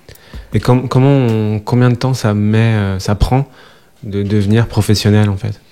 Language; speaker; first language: French; native; French